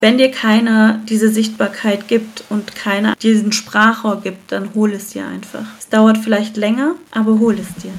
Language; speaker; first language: German; early bilingual, other home language; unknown